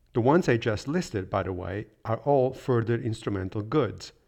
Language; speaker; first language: English; non-native, fluent; Italian